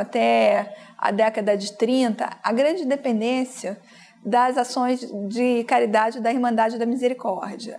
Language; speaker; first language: Portuguese; native; Portuguese